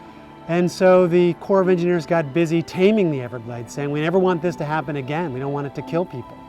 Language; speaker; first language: English; native; English